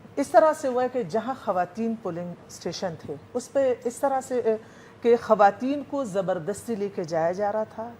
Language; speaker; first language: Urdu; non-native, local second language; Pashto